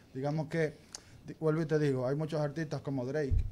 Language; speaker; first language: Spanish; native; Spanish